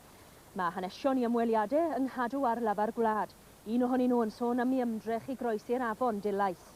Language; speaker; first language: Welsh; native; Welsh